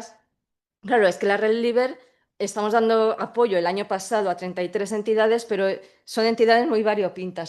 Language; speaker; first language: Spanish; native; Spanish